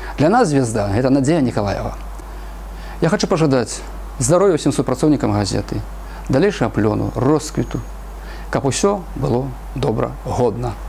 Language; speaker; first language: Belarusian; native; Belarusian